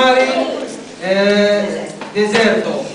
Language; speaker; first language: Italian; non-native, learner; Arabic